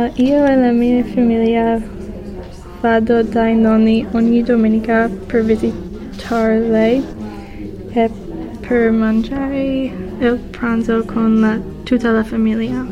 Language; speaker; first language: Italian; non-native, learner; English